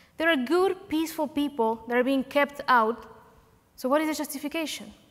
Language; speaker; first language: English; non-native, fluent; Spanish